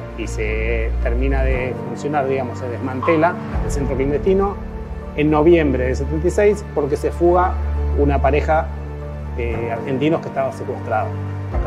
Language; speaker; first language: Spanish; native; Spanish